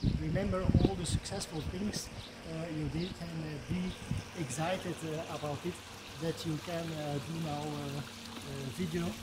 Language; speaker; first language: English; non-native, fluent; Dutch